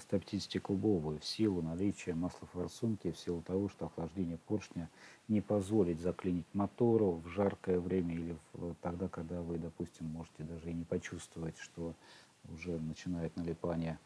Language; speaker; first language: Russian; native; Russian